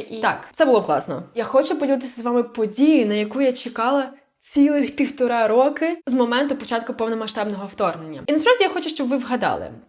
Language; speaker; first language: Ukrainian; native; Ukrainian